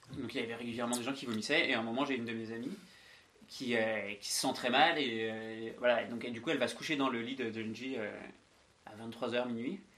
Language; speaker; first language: French; native; French